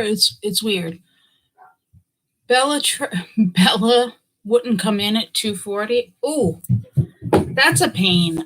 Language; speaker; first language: English; native; English